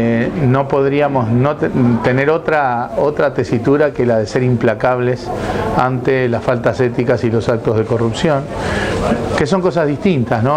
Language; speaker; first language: Spanish; native; Spanish